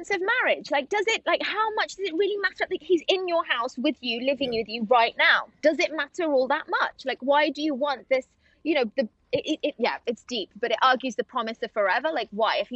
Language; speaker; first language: English; native; English